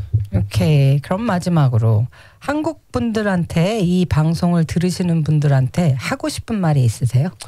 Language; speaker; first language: Korean; native; Korean